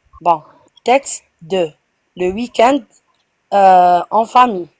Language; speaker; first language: French; non-native, learner; Arabic